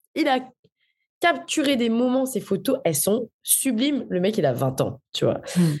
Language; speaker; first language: French; non-native, local second language; Morisyen